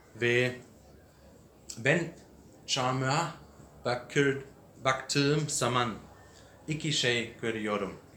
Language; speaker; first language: Turkish; non-native, learner; English